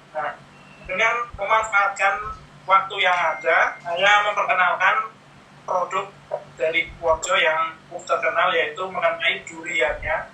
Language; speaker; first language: Indonesian; native; Indonesian